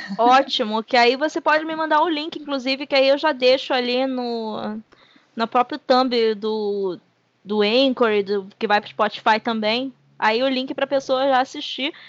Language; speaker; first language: Portuguese; native; Portuguese